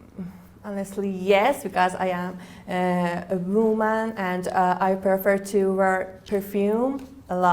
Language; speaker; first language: English; non-native, learner; Persian